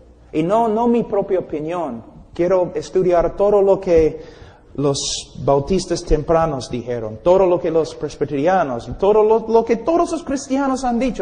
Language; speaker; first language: Spanish; non-native, fluent; English